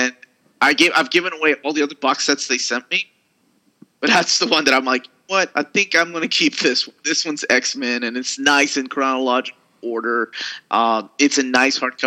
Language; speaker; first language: English; early bilingual, other home language; Spanish